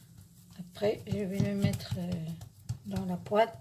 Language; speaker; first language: French; non-native, local second language; Arabic